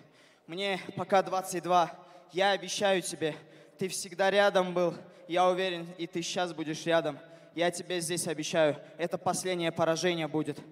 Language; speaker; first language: Russian; non-native, fluent; Azerbaijani